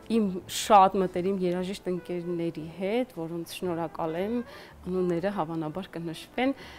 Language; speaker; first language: Armenian; native; Armenian